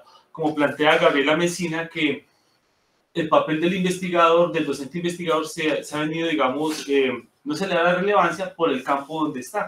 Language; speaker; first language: Spanish; native; Spanish